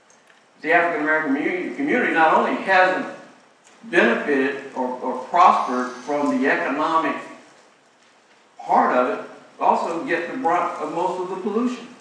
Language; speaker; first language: English; native; English